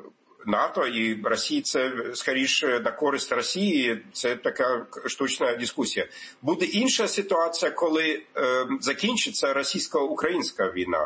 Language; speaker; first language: Ukrainian; non-native, fluent; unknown